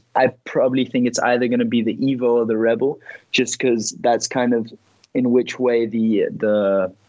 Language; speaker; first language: English; early bilingual, heritage; Spanish